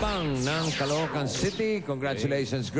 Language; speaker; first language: Filipino; native; Filipino